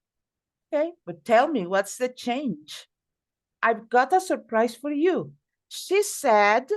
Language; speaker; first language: English; non-native, fluent; Spanish